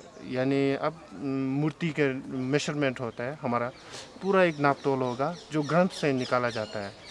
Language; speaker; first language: Hindi; non-native, local second language; Tibetan